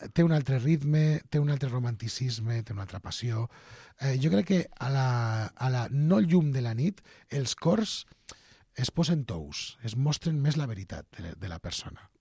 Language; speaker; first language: Catalan; native; Catalan